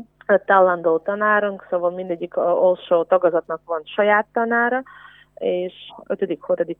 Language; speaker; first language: Hungarian; non-native, fluent; Ukrainian